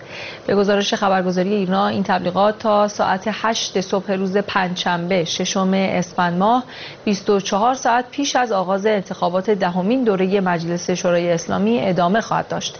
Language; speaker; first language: Persian; native; Persian